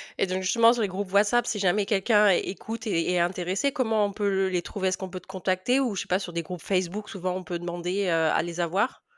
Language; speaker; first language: French; native; French